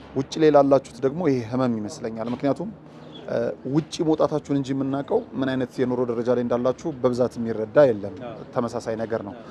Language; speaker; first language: Amharic; native; Amharic